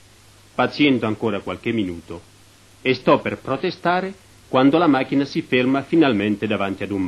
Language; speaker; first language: Italian; native; Italian